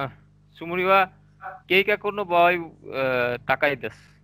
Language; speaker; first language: Japanese; non-native, learner; Bangla